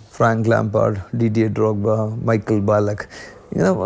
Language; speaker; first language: Malayalam; native; Malayalam